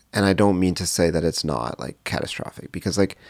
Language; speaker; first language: English; native; English